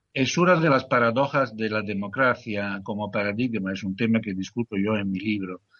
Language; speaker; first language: Spanish; non-native, fluent; Italian